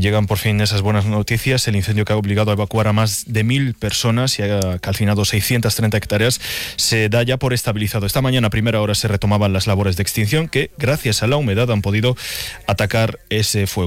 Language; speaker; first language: Spanish; native; Spanish